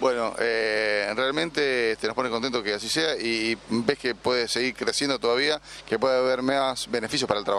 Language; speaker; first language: Spanish; native; Spanish